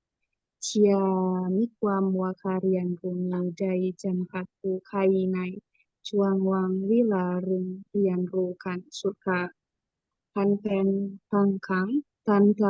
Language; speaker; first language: Thai; non-native, learner; Indonesian